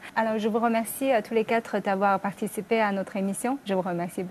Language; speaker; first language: French; non-native, fluent; Chinese